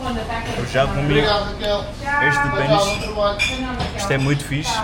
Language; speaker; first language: Portuguese; non-native, learner; Malayalam